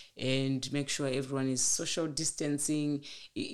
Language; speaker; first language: English; non-native, local second language; Shona